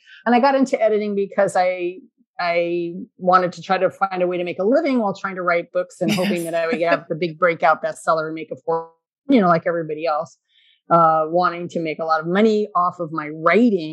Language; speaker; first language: English; native; English